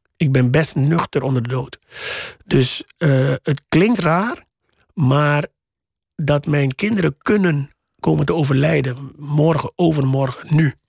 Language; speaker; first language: Dutch; native; Dutch